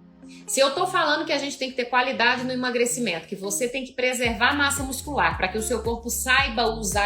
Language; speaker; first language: Portuguese; native; Portuguese